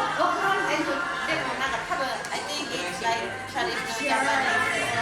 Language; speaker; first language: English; non-native, learner; Chinese